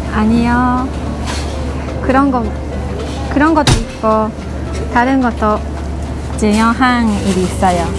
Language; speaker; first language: Korean; non-native, fluent; Japanese